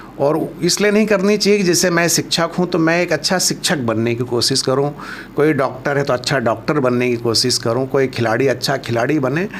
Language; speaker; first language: Hindi; non-native, local second language; Awadhi